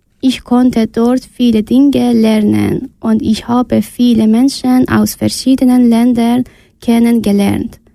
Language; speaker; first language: German; non-native, learner; Persian